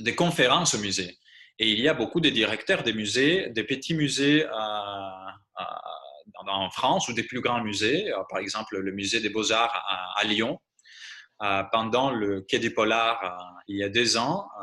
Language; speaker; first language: French; non-native, fluent; Greek